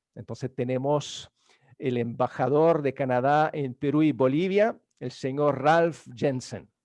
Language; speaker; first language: Spanish; non-native, fluent; French